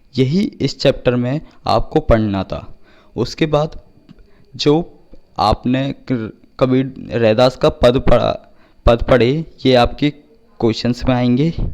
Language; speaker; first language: Hindi; native; Hindi